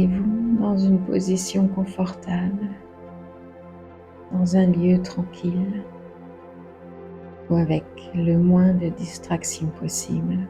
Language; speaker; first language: French; native; French